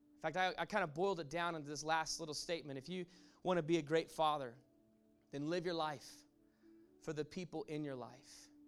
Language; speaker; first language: English; native; English